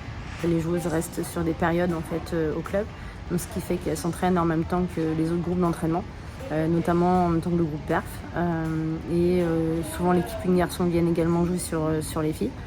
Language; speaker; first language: French; native; French